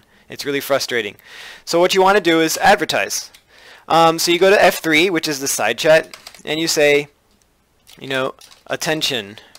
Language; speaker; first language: English; native; English